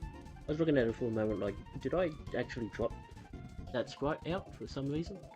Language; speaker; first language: English; native; English